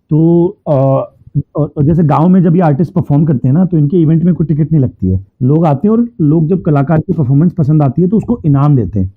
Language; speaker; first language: Hindi; native; Hindi